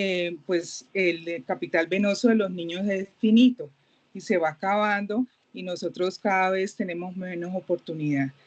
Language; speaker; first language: Spanish; native; Spanish